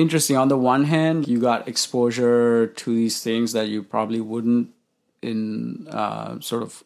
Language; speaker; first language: English; non-native, local second language; Sinhala